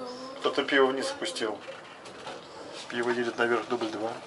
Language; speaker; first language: Russian; native; Russian